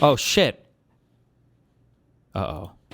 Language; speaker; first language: English; native; English